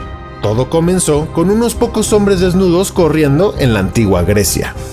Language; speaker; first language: Spanish; native; Spanish